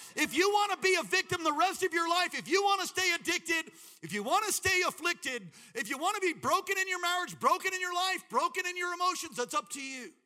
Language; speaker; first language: English; native; English